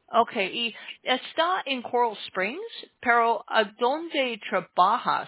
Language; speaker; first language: Spanish; non-native, learner; English